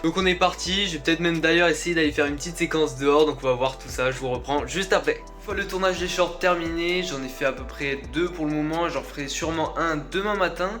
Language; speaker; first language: French; native; French